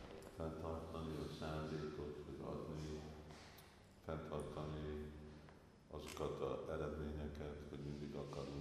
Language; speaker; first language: Hungarian; non-native, fluent; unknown